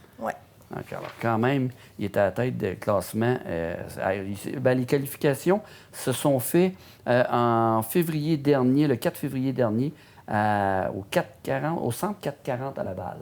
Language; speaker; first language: French; native; French